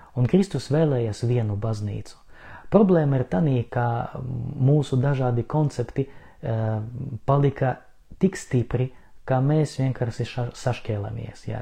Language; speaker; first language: Latvian; non-native, local second language; Russian